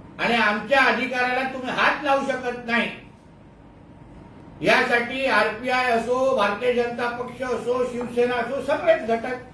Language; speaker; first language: Marathi; native; Marathi